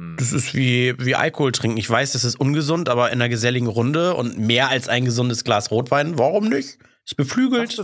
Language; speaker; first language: German; native; German